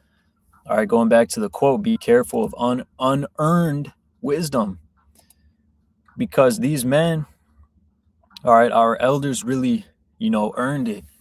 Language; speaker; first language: English; native; English